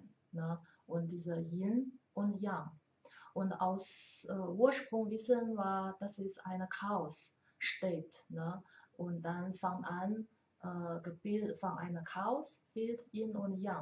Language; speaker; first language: German; non-native, learner; Chinese